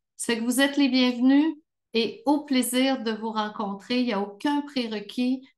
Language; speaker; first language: French; native; French